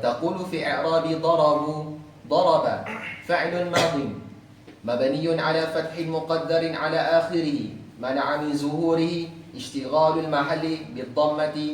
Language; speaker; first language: Arabic; non-native, learner; Malay